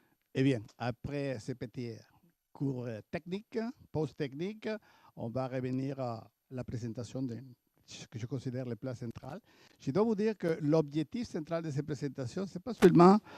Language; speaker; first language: French; native; French